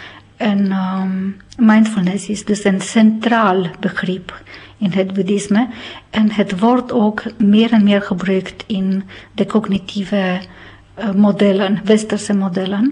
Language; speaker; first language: Dutch; non-native, fluent; Romanian